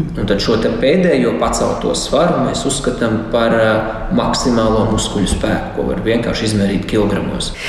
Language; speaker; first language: Latvian; native; Latvian